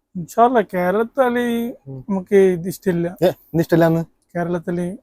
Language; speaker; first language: Malayalam; non-native, learner; Bangla